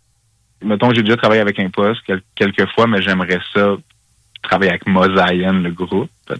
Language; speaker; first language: French; native; French